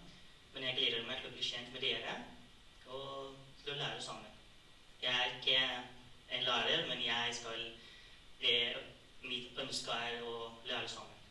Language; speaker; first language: Norwegian; non-native, fluent; Tigrinya